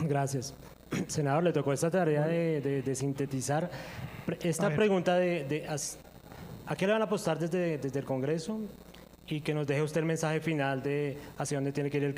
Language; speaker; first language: Spanish; native; Spanish